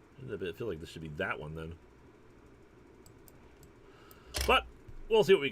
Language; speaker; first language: English; native; English